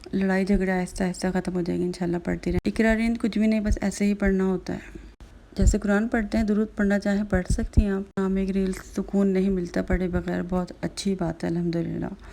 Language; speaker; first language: Urdu; native; Urdu